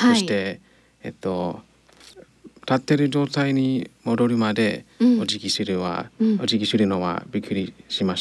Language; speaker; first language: Japanese; non-native, learner; English